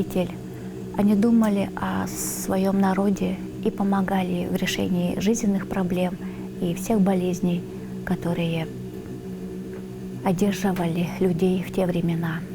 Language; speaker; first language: Russian; non-native, local second language; Tuvinian